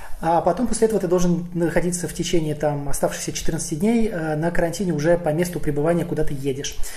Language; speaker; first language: Russian; native; Russian